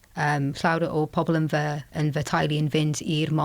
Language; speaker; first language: Welsh; non-native, local second language; English